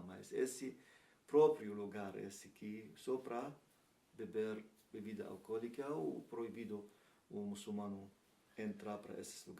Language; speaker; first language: Portuguese; non-native, learner; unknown